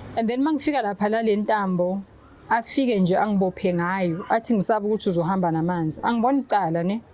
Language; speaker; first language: Zulu; native; Zulu